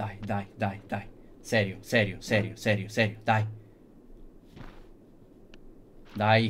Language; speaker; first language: Italian; native; Italian